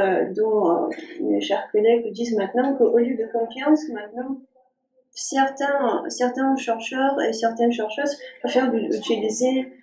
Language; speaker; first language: French; non-native, fluent; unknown